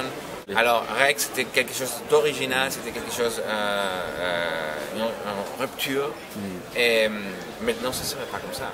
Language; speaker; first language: French; non-native, fluent; Spanish